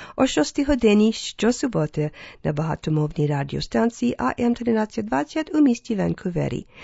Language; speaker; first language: Ukrainian; early bilingual, other home language; English